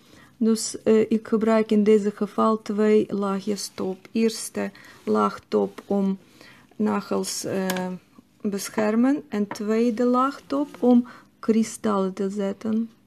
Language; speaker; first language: Dutch; non-native, learner; Russian